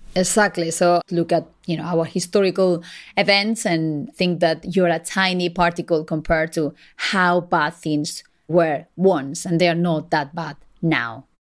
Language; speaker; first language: English; non-native, fluent; Spanish